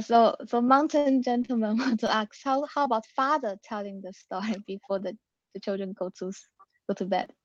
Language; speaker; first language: English; non-native, learner; Chinese